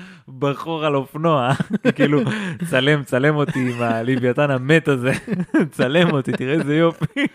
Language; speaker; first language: Hebrew; native; Hebrew